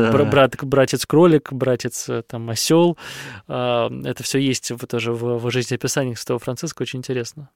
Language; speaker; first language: Russian; native; Russian